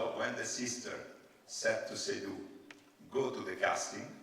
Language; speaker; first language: English; non-native, learner; Italian